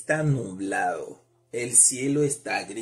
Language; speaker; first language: Spanish; non-native, fluent; Haitian Creole